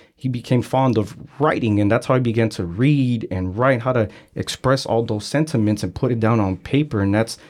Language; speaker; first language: English; native; English